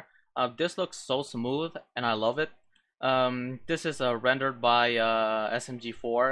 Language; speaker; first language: English; non-native, local second language; Filipino